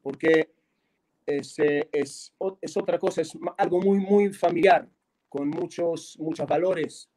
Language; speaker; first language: Spanish; non-native, fluent; Hebrew